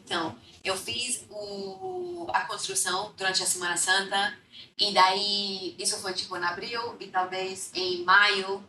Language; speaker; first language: Portuguese; non-native, fluent; English